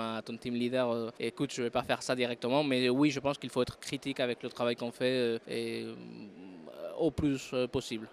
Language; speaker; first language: French; non-native, fluent; Spanish